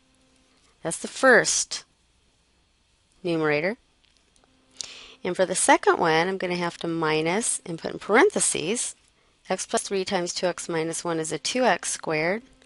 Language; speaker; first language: English; native; English